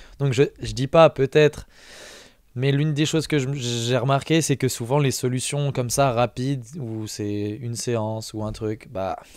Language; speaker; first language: French; native; French